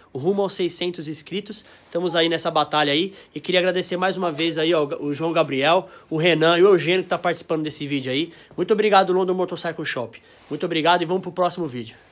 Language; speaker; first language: Portuguese; native; Portuguese